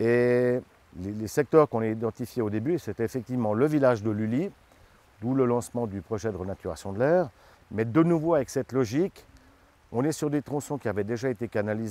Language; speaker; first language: French; native; French